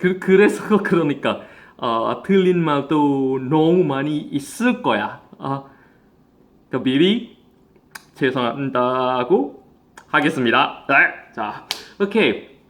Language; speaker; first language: Korean; non-native, fluent; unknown